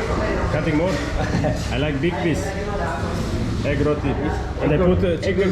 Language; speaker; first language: English; non-native, learner; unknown